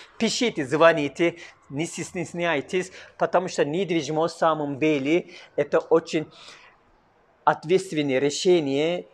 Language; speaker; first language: Russian; non-native, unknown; Turkish